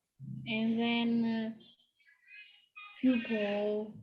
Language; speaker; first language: English; non-native, learner; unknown